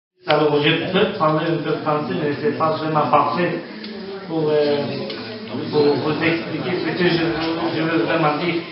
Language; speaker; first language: French; non-native, learner; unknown